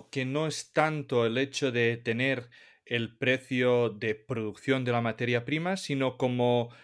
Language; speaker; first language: Spanish; native; Spanish